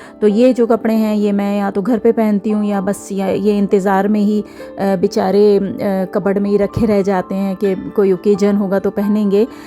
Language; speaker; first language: Urdu; native; Urdu